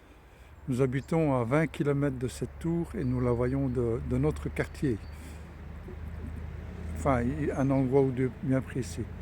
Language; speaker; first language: French; native; French